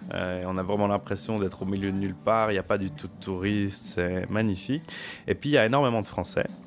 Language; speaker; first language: French; native; French